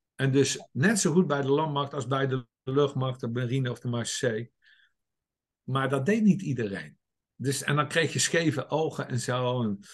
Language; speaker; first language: Dutch; native; Dutch